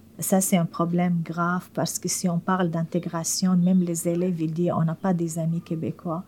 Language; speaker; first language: French; non-native, fluent; Arabic